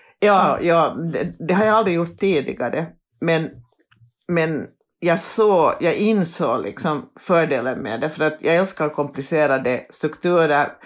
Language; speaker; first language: Swedish; native; Swedish